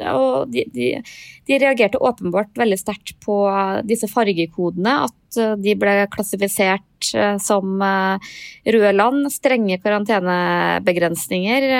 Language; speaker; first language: Norwegian; native; Norwegian